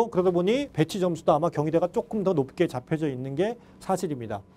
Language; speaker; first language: Korean; native; Korean